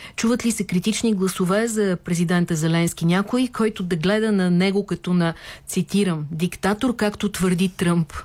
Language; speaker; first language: Bulgarian; native; Bulgarian